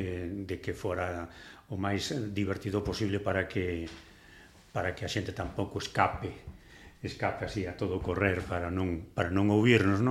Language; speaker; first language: Galician; native; Galician